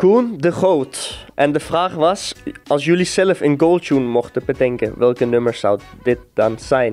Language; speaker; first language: Dutch; non-native, fluent; Danish